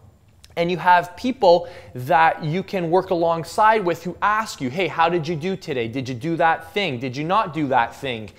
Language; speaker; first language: English; native; English